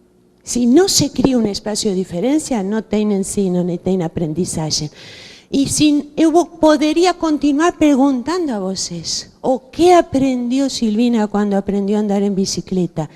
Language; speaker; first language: Portuguese; non-native, fluent; Spanish